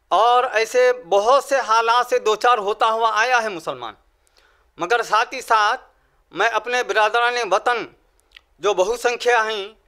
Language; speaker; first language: Urdu; native; Urdu